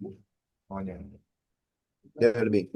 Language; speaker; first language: English; non-native, learner; Spanish